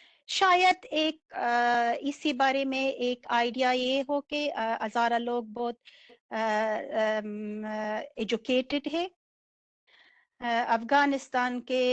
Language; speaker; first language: Hindi; non-native, local second language; Persian